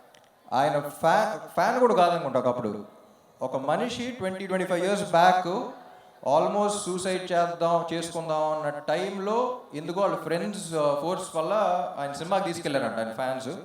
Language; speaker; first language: Telugu; native; Telugu